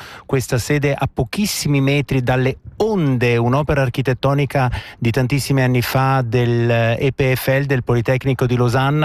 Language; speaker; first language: Italian; native; Italian